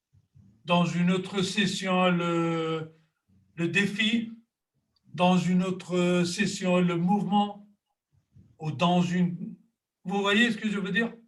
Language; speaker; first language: French; non-native, fluent; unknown